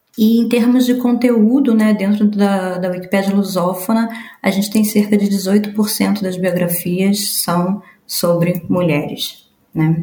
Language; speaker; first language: Portuguese; native; Portuguese